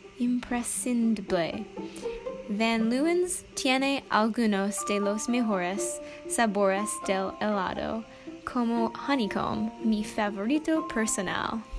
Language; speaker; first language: Spanish; non-native, learner; English